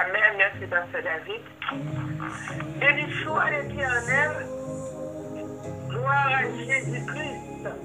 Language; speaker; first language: French; non-native, local second language; Haitian Creole